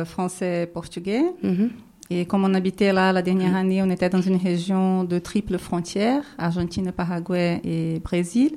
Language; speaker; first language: French; non-native, fluent; Portuguese